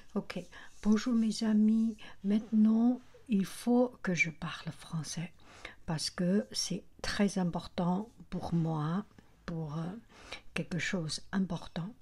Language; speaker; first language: French; non-native, learner; Chinese